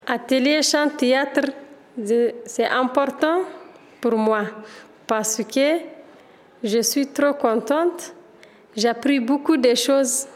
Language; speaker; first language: French; non-native, learner; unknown